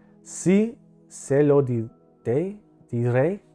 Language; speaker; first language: Spanish; non-native, learner; English